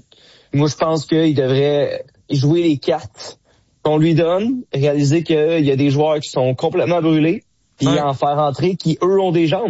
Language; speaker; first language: French; native; French